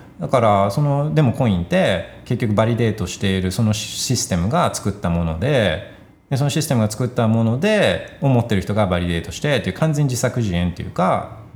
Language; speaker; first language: Japanese; early bilingual, heritage; Japanese